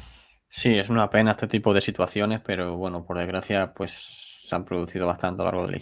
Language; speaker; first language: Spanish; native; Spanish